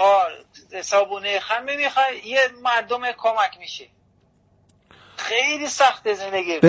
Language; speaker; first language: Persian; non-native, learner; Portuguese